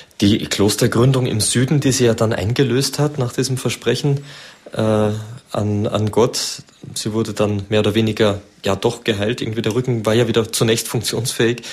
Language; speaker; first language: German; native; German